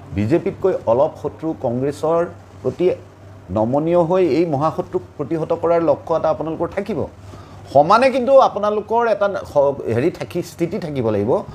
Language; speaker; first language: Assamese; native; Assamese